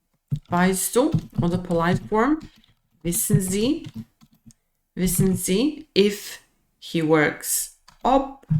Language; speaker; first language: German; non-native, fluent; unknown